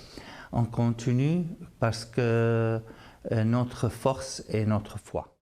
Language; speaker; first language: French; non-native, fluent; Arabic